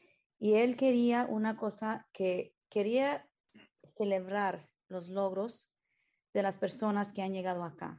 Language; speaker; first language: Spanish; early bilingual, heritage; Spanish